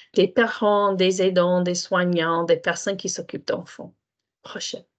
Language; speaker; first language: French; non-native, fluent; English